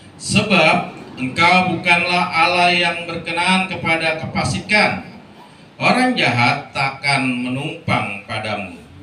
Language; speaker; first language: Indonesian; native; Indonesian